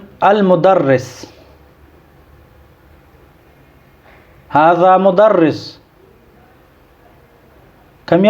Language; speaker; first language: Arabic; non-native, fluent; Pashto